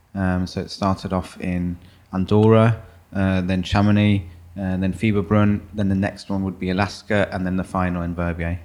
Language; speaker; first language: English; early bilingual, other home language; German